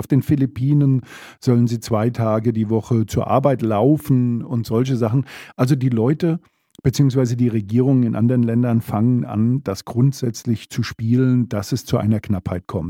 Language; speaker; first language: German; native; German